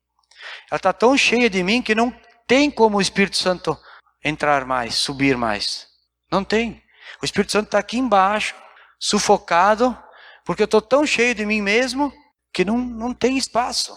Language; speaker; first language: Portuguese; native; Portuguese